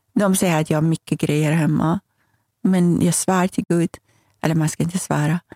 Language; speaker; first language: Swedish; non-native, fluent; Persian